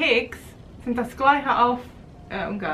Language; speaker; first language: German; non-native, learner; English